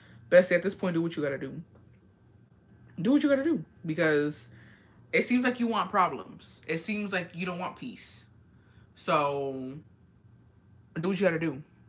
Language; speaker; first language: English; early bilingual, other home language; Spanish